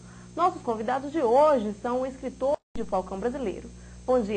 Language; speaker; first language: Portuguese; native; Portuguese